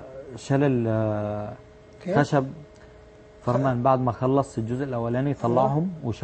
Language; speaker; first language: Arabic; native; Arabic